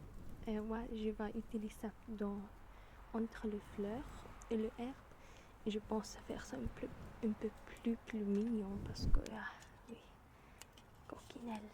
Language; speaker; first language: French; non-native, learner; German